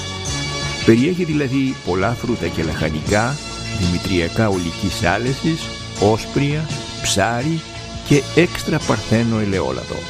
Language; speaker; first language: Greek; native; Greek